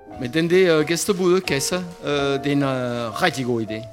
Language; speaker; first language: Danish; non-native, fluent; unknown